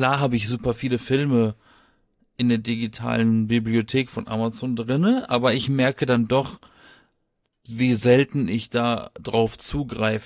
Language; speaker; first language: German; native; German